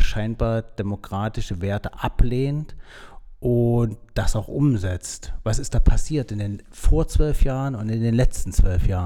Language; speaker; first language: German; native; German